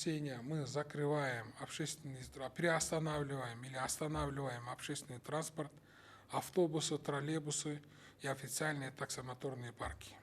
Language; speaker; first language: Russian; non-native, local second language; Kyrgyz